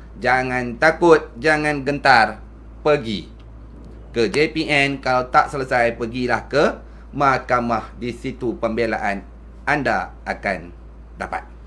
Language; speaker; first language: Malay; native; Malay